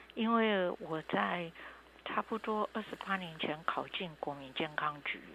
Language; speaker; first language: Chinese; non-native, local second language; Hakka Chinese